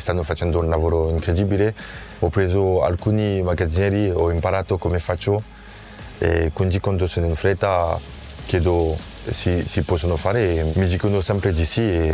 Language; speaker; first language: Italian; non-native, fluent; French